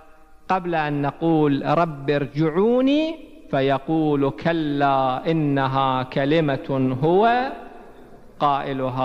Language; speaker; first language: Arabic; native; Arabic